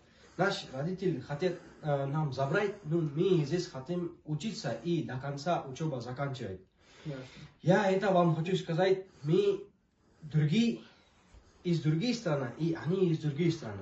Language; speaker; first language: Russian; non-native, learner; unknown